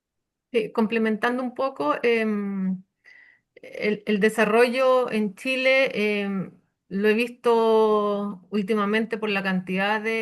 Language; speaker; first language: Spanish; native; Spanish